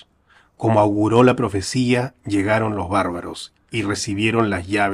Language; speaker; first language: Spanish; native; Spanish